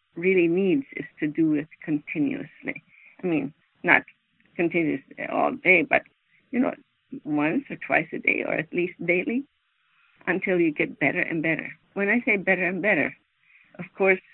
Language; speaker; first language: English; non-native, fluent; Swedish